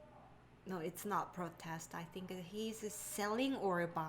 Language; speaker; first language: English; non-native, learner; Korean